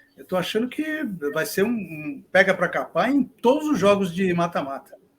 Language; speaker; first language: Portuguese; native; Portuguese